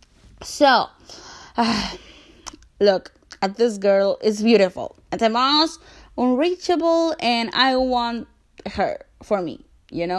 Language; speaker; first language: English; non-native, learner; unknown